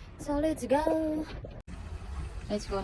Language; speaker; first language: English; non-native, learner; Filipino